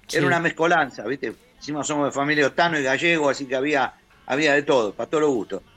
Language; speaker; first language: Spanish; native; Spanish